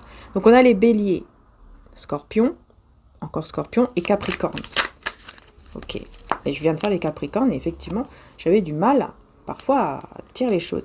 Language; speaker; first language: French; native; French